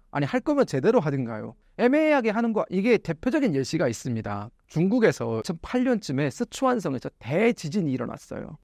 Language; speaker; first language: Korean; native; Korean